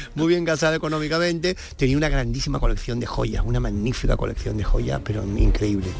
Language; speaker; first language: Spanish; native; Spanish